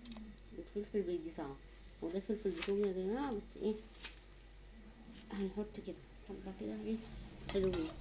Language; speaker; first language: Arabic; native; Arabic